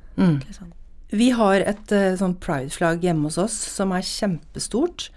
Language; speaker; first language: Norwegian; native; Norwegian